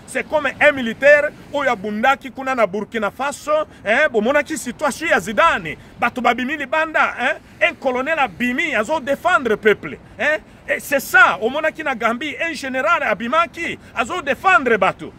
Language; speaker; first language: French; non-native, local second language; Swahili